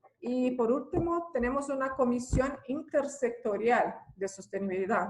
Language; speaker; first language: Spanish; non-native, fluent; Portuguese